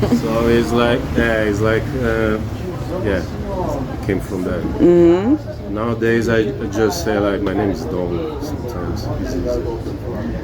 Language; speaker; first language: English; non-native, fluent; Portuguese